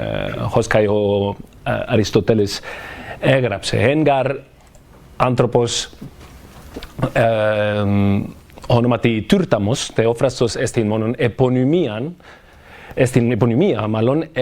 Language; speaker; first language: Greek; non-native, fluent; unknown